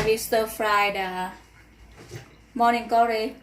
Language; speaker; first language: English; non-native, learner; Thai